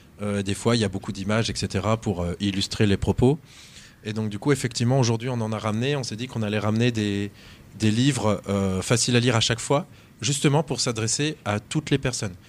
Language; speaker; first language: French; native; French